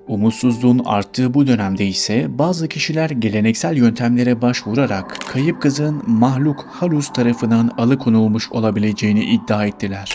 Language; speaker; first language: Turkish; native; Turkish